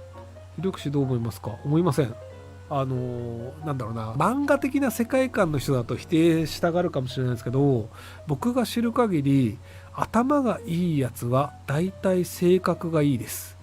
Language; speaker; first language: Japanese; native; Japanese